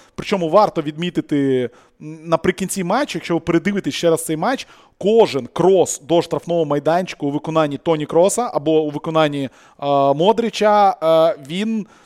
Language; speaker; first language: Ukrainian; native; Ukrainian